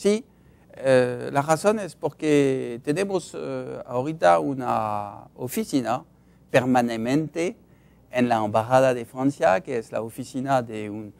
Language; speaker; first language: Spanish; non-native, fluent; French